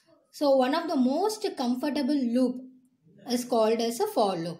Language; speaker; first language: English; non-native, local second language; Tamil